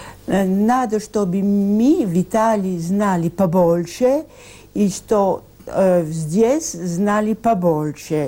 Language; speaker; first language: Russian; non-native, learner; Italian